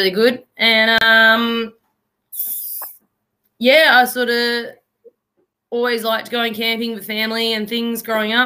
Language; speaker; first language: English; native; English